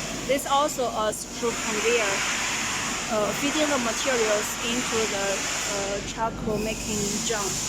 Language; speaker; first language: English; non-native, learner; Chinese